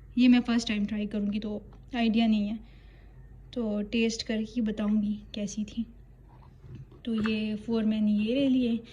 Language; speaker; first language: Urdu; native; Urdu